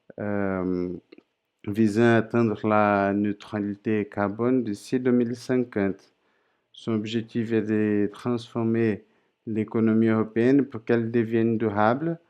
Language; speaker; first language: French; non-native, learner; Portuguese